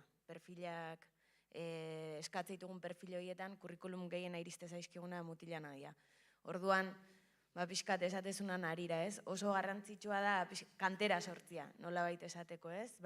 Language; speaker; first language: Basque; native; Basque